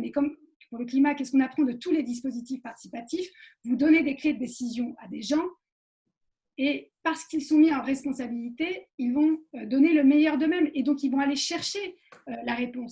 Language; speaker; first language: French; native; French